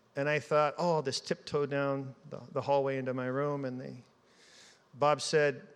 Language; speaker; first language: English; native; English